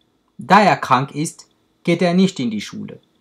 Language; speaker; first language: German; non-native, fluent; French